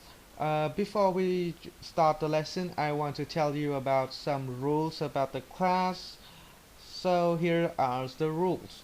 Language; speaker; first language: English; non-native, learner; Vietnamese